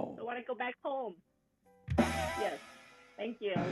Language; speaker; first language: English; non-native, fluent; Thai